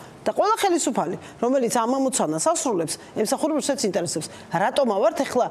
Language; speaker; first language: Georgian; native; Georgian